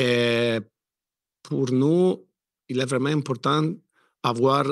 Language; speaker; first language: French; non-native, learner; Italian